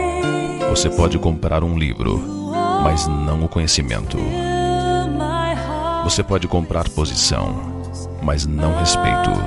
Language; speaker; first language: Portuguese; native; Portuguese